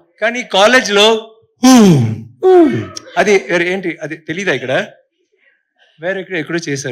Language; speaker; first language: Telugu; non-native, learner; Tamil